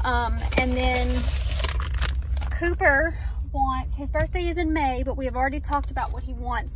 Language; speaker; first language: English; native; English